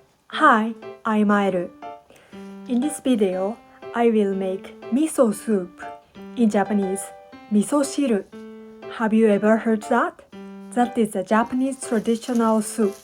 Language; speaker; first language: English; non-native, learner; Japanese